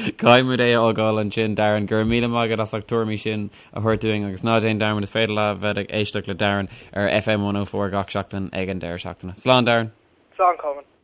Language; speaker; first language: Irish; non-native, local second language; English